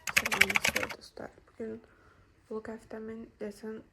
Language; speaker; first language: Turkish; non-native, fluent; Azerbaijani